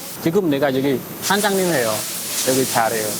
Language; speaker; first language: Korean; non-native, learner; Khmer